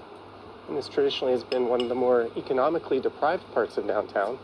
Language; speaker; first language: English; native; English